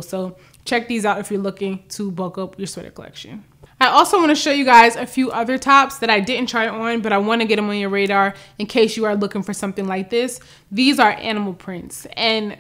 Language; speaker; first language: English; native; English